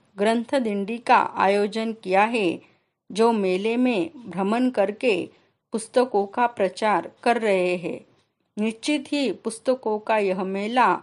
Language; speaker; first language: Hindi; non-native, local second language; Marathi